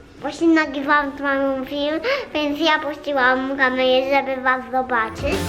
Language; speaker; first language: Polish; early bilingual, heritage; Polish